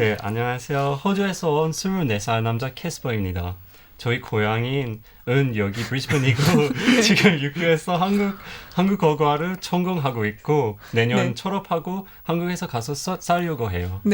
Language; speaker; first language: Korean; non-native, fluent; English